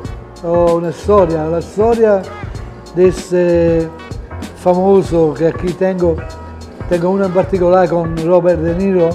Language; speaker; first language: Spanish; non-native, fluent; Italian